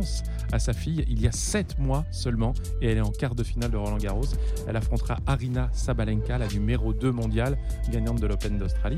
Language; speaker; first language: French; native; French